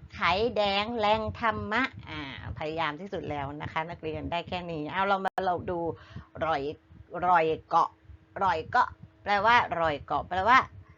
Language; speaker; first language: Thai; native; Thai